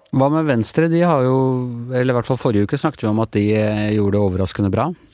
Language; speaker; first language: Norwegian; native; Norwegian